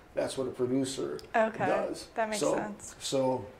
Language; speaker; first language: English; native; English